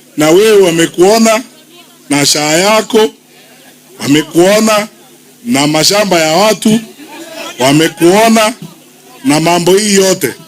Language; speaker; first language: Swahili; non-native, local second language; Gusii